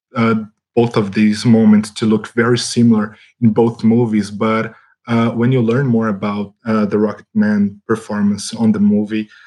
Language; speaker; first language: English; non-native, fluent; Portuguese